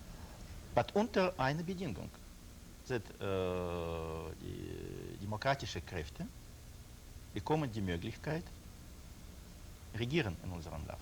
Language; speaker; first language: German; non-native, learner; Russian